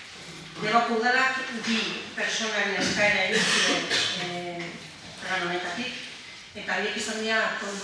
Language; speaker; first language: Basque; native; Basque